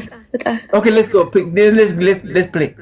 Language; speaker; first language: English; non-native, learner; Amharic